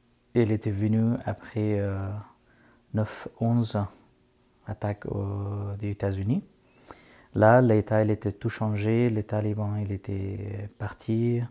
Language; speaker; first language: French; non-native, fluent; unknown